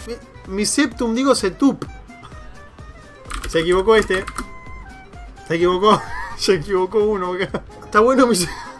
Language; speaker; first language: Spanish; native; Spanish